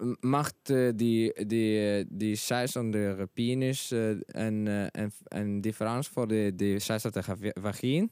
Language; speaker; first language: Dutch; non-native, learner; Norwegian